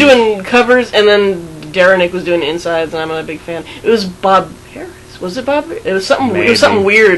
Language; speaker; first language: English; native; English